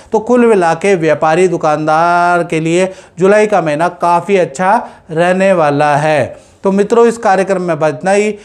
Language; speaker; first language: Hindi; non-native, local second language; Gujarati